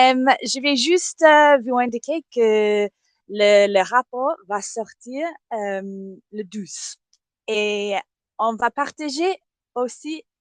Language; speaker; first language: French; non-native, fluent; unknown